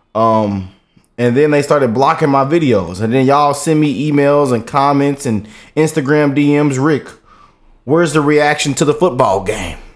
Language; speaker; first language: English; native; English